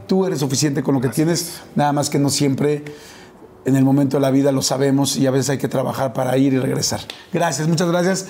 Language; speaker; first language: Spanish; native; Spanish